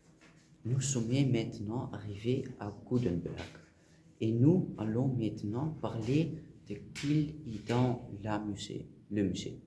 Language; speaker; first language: French; non-native, learner; Dutch